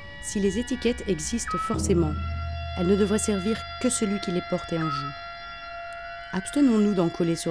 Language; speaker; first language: French; native; French